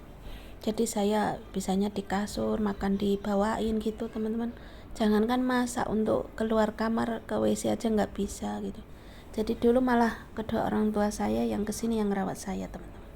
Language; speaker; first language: Indonesian; native; Indonesian